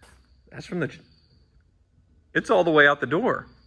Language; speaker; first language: English; native; English